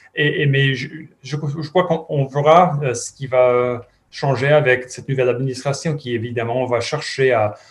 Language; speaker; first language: French; non-native, fluent; English